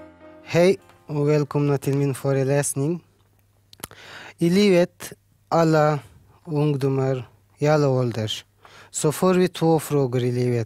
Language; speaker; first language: Swedish; early bilingual, other home language; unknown